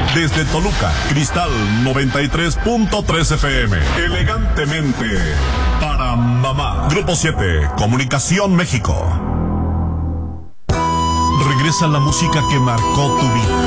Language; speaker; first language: Spanish; native; Spanish